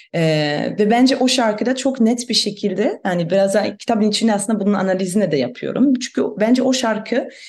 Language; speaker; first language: Turkish; non-native, fluent; German